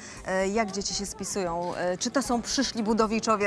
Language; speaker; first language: Polish; native; Polish